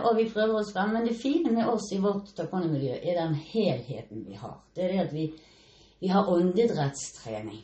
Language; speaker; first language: Norwegian; native; Norwegian